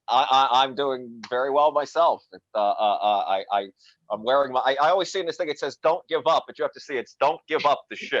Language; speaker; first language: English; native; English